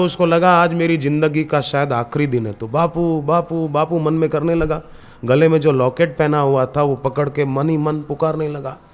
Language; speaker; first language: Hindi; native; Hindi